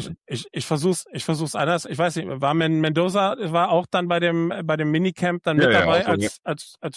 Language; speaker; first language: German; native; German